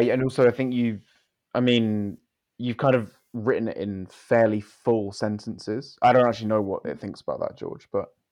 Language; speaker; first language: English; native; English